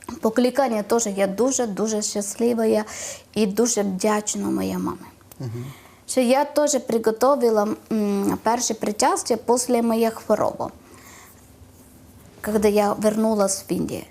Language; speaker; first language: Ukrainian; non-native, learner; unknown